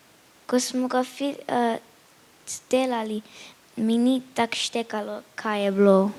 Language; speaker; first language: Slovenian; early bilingual, heritage; Slovenian